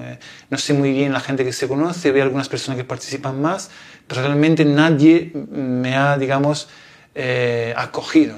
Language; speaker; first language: Spanish; non-native, fluent; Italian